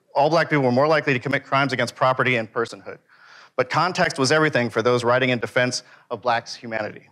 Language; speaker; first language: English; native; English